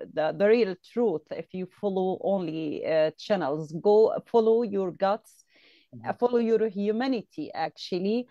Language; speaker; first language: English; non-native, fluent; Arabic